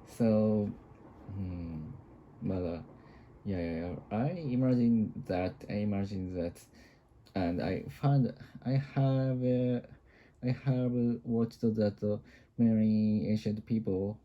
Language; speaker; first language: English; non-native, learner; Japanese